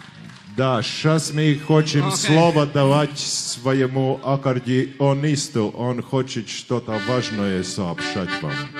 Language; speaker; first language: Russian; non-native, fluent; Latvian